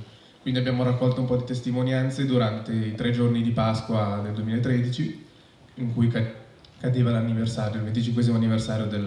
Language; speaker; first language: Italian; native; Italian